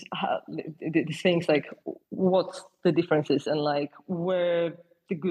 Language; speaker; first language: English; non-native, fluent; Polish